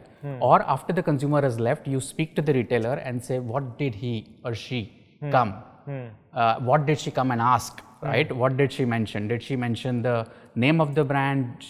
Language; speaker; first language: English; non-native, local second language; Marathi